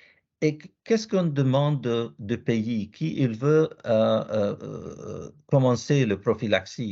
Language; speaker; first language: French; non-native, learner; Arabic